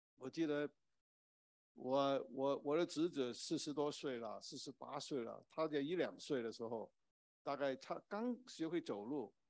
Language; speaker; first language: Chinese; non-native, local second language; Cantonese